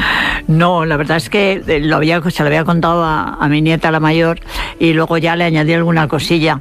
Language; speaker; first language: Spanish; native; Spanish